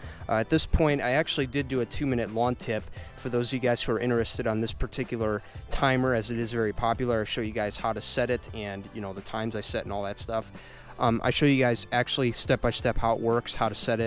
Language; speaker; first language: English; native; English